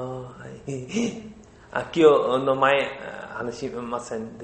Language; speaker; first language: Japanese; non-native, learner; Bangla